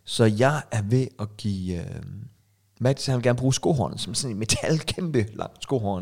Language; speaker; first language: Danish; native; Danish